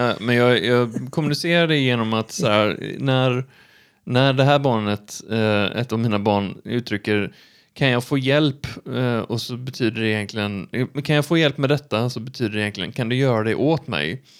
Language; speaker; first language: Swedish; native; Swedish